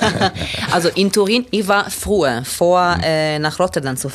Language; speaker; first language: German; non-native, learner; Italian